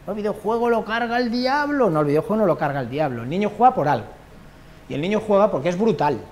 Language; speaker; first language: Spanish; non-native, local second language; Catalan